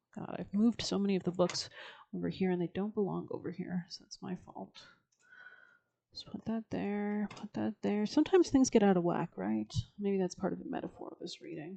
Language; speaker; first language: English; native; English